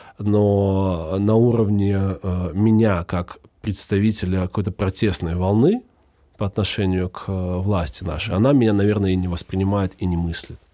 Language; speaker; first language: Russian; native; Russian